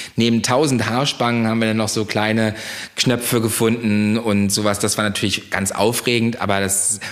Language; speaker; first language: German; native; German